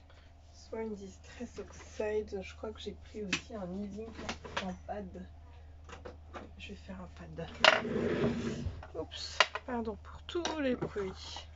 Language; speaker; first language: French; native; French